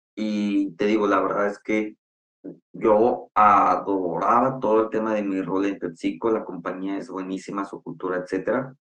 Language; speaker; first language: Spanish; native; Spanish